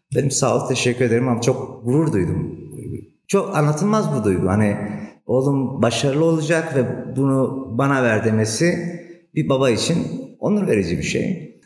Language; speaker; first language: Turkish; native; Turkish